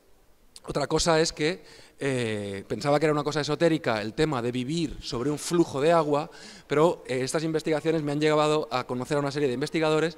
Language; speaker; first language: Spanish; native; Spanish